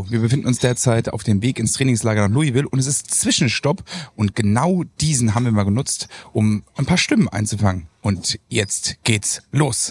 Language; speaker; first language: German; native; German